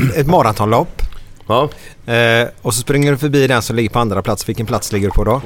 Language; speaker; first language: Swedish; native; Swedish